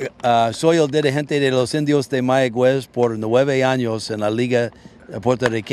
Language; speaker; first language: Spanish; non-native, learner; English